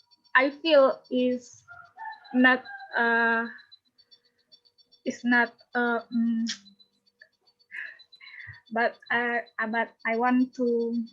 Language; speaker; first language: English; non-native, learner; Indonesian